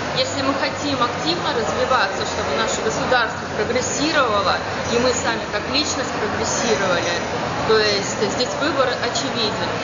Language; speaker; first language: Russian; native; Russian